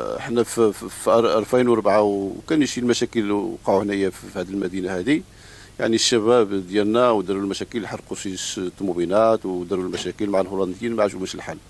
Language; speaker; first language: Arabic; native; Arabic